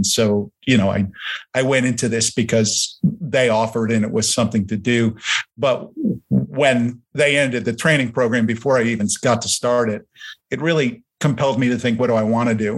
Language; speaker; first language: English; early bilingual, other home language; German